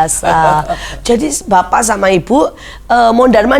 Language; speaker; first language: Indonesian; native; Indonesian